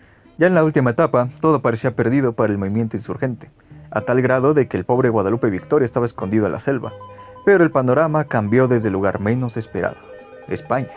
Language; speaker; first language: Spanish; native; Spanish